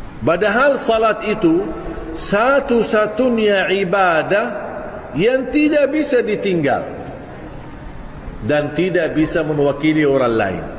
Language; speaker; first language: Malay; non-native, fluent; Arabic